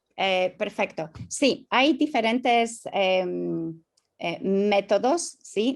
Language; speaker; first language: Spanish; non-native, fluent; Polish